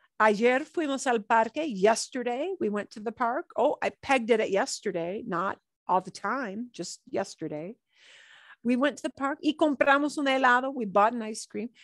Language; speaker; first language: English; native; English